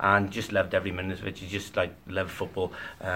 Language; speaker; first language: English; native; English